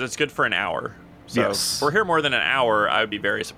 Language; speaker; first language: English; native; English